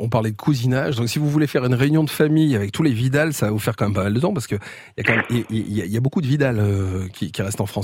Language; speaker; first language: French; native; French